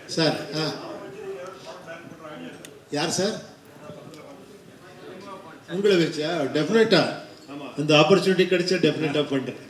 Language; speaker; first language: Tamil; non-native, fluent; Kannada